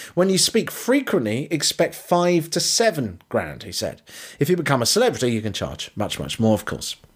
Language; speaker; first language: English; native; English